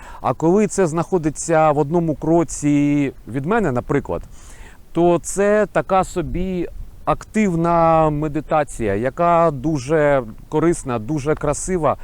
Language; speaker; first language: Ukrainian; native; Ukrainian